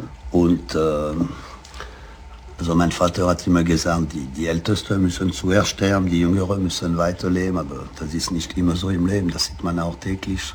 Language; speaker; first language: German; non-native, fluent; French